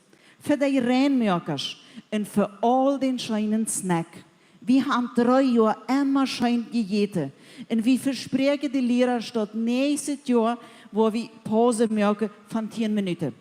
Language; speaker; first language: German; non-native, local second language; Low German